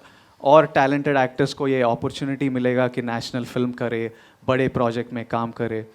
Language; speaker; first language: Hindi; non-native, local second language; Telugu